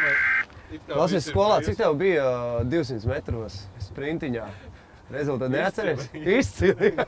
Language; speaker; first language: Latvian; native; Latvian